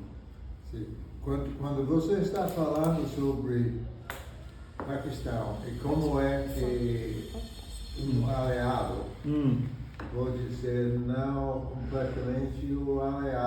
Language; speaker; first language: Portuguese; non-native, fluent; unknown